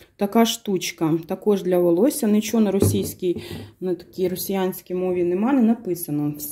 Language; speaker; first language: Ukrainian; non-native, local second language; Russian